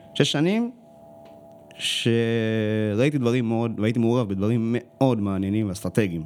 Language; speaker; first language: Hebrew; early bilingual, other home language; Amharic